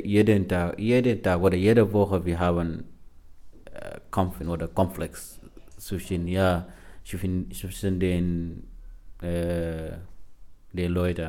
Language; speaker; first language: German; non-native, learner; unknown